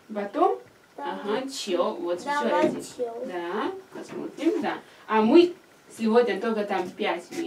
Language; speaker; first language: Russian; non-native, learner; Chinese